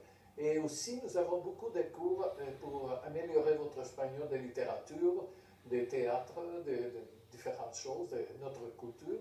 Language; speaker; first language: French; non-native, fluent; Spanish